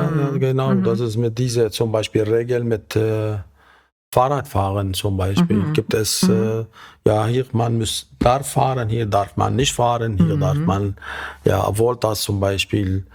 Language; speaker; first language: German; non-native, fluent; Arabic